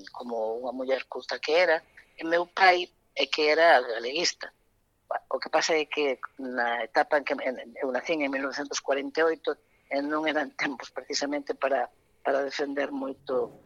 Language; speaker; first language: Galician; non-native, local second language; Spanish